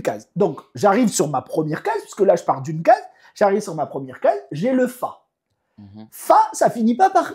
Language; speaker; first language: French; native; French